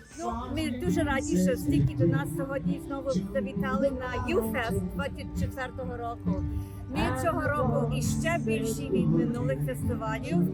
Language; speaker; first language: Ukrainian; early bilingual, heritage; Ukrainian